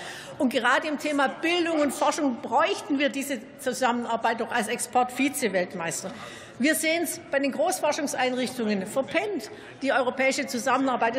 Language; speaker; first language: German; native; German